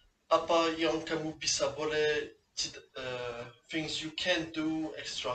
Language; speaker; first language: Indonesian; non-native, learner; French